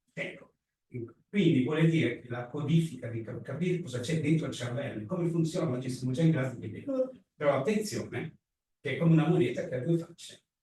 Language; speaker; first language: Italian; native; Italian